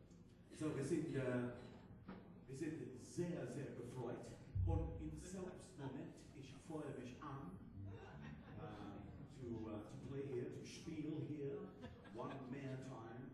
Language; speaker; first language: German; non-native, learner; English